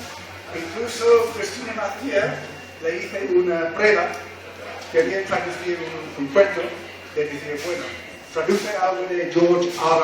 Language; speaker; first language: Spanish; non-native, fluent; English